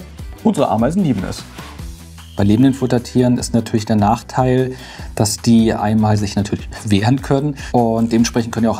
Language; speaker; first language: German; native; German